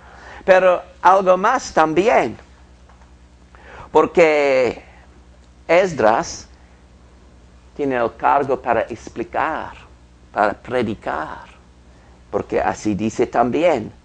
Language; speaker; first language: Spanish; non-native, fluent; English